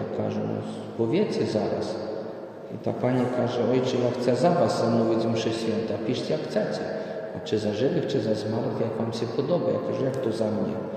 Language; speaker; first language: Polish; non-native, local second language; Ukrainian